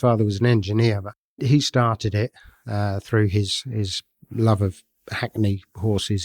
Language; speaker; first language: English; native; English